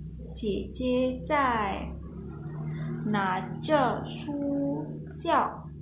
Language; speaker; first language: Chinese; non-native, learner; Indonesian